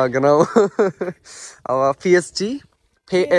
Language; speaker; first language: German; non-native, learner; Bangla